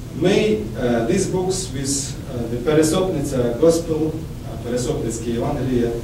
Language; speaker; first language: English; non-native, fluent; Ukrainian